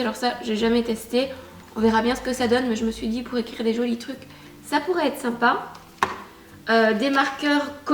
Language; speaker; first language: French; native; French